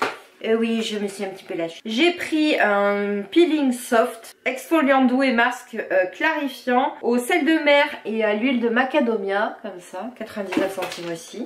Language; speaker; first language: French; native; French